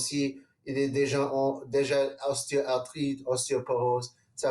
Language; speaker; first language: French; non-native, local second language; English